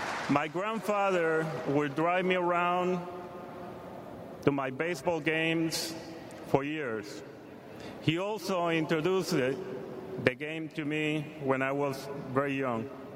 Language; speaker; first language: English; non-native, fluent; Spanish